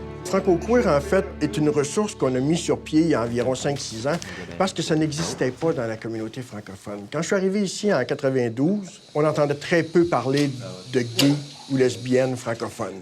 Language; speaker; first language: French; native; French